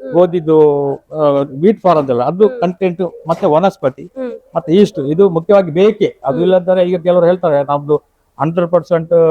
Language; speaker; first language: Kannada; non-native, local second language; Konkani